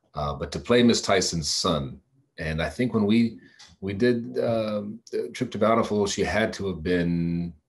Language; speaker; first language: English; native; English